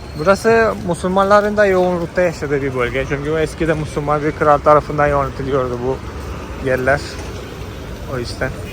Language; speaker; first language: Turkish; non-native, fluent; Malayalam